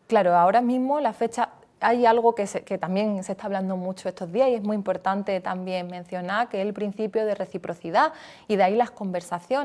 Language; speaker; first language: Spanish; native; Spanish